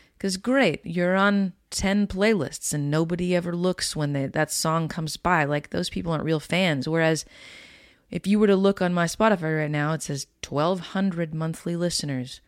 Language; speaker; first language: English; native; English